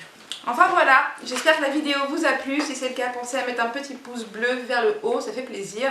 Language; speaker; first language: French; native; French